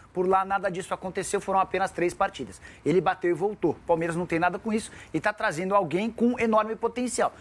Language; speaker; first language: Portuguese; native; Portuguese